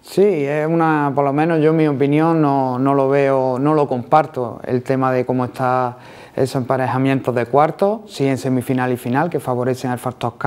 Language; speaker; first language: Spanish; native; Spanish